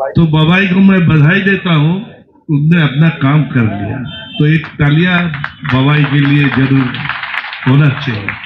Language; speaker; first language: Hindi; non-native, local second language; Bangla